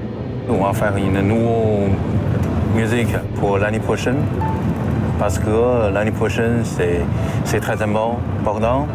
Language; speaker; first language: French; non-native, learner; Chinese